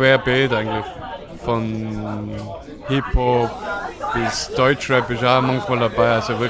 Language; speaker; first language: German; native; German